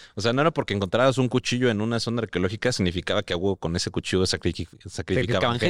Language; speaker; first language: Spanish; native; Spanish